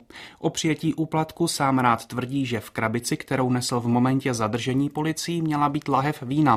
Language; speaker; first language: Czech; native; Czech